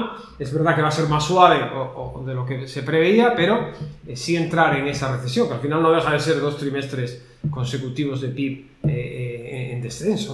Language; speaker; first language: Spanish; native; Spanish